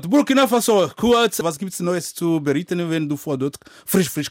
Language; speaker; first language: German; non-native, fluent; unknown